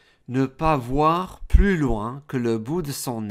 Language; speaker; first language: French; non-native, fluent; English